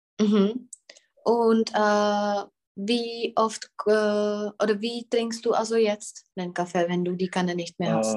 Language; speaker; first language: German; non-native, fluent; Czech